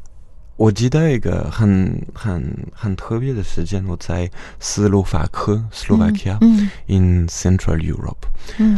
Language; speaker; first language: Chinese; non-native, fluent; French